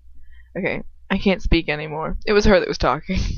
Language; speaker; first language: English; native; English